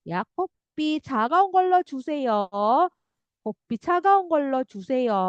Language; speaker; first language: Korean; non-native, fluent; Indonesian